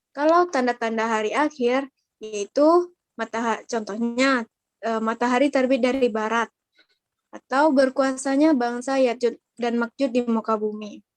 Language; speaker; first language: Indonesian; native; Indonesian